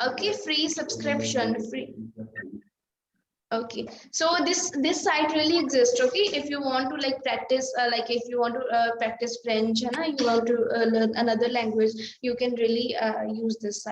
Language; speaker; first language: English; non-native, local second language; Hindi